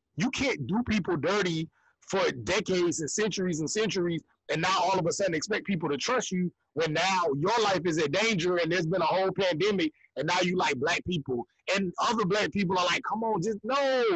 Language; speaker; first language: English; native; English